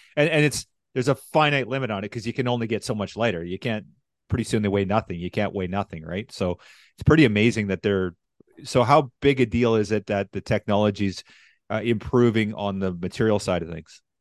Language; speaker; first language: English; native; English